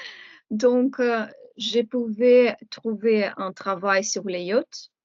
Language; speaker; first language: French; non-native, fluent; Ukrainian